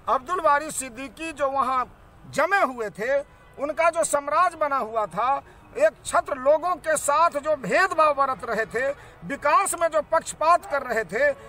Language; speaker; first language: Hindi; native; Hindi